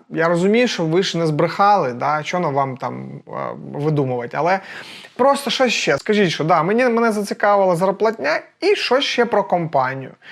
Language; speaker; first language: Ukrainian; non-native, local second language; Russian